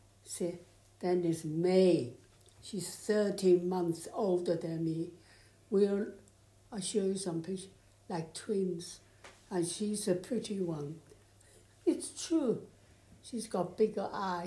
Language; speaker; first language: English; non-native, fluent; Chinese